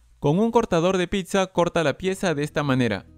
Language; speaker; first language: Spanish; native; Spanish